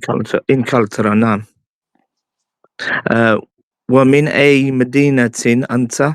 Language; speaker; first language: Arabic; non-native, learner; English